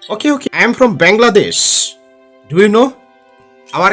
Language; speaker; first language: English; non-native, learner; Bangla